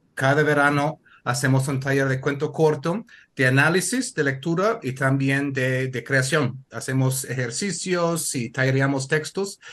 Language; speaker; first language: Spanish; non-native, fluent; English